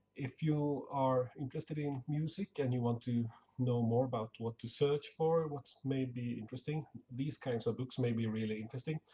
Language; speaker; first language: English; non-native, fluent; Swedish